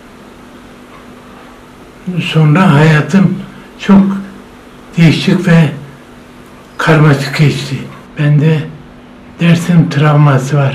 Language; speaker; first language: Turkish; non-native, local second language; Zaza